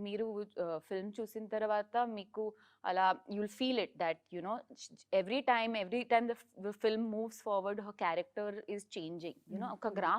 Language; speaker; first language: Telugu; non-native, learner; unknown